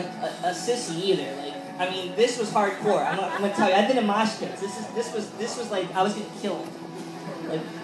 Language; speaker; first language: English; native; English